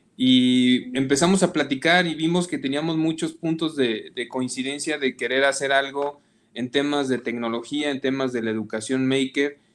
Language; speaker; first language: Spanish; native; Spanish